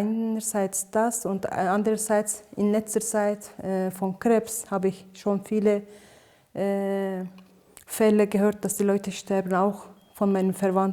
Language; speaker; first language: German; non-native, fluent; Turkish